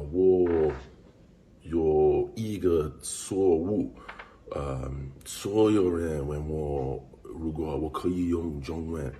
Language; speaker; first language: Chinese; non-native, learner; English